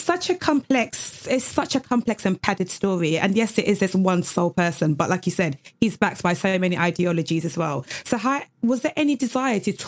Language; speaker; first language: English; native; English